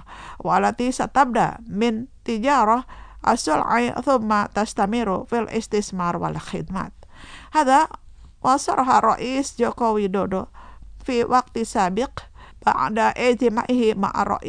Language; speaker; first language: Arabic; non-native, fluent; Indonesian